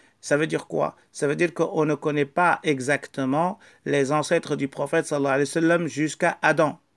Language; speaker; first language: French; non-native, local second language; Wolof